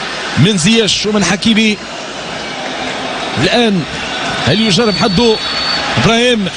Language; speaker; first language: Arabic; native; Arabic